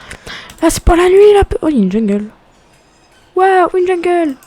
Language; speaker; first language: French; native; French